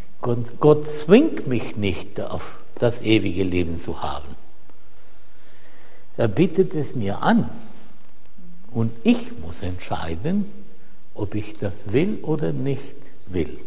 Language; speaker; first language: German; non-native, fluent; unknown